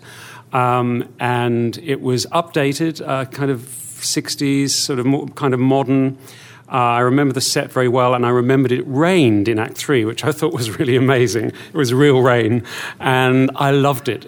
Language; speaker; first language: English; native; English